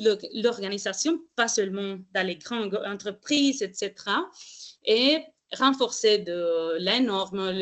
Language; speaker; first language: French; non-native, fluent; Spanish